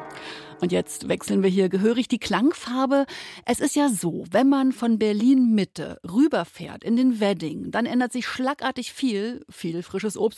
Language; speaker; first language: German; native; German